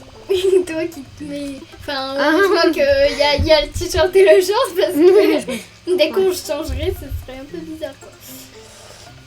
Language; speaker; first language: French; native; French